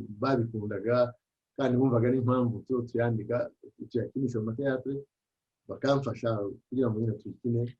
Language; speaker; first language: Kinyarwanda; early bilingual, heritage; Kinyarwanda